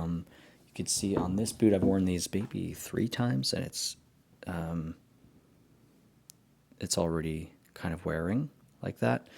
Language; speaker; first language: English; native; English